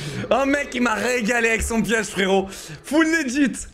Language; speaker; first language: French; native; French